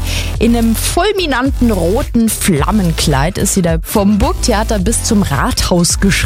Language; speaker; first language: German; native; German